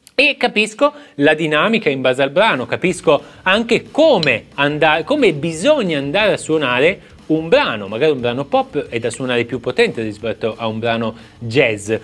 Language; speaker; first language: Italian; native; Italian